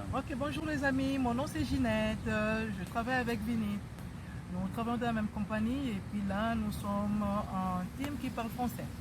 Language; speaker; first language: French; native; French